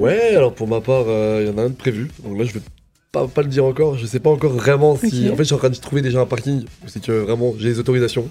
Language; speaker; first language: French; native; French